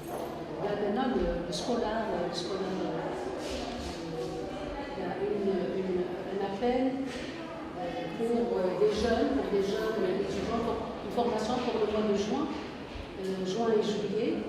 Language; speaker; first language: French; non-native, local second language; Arabic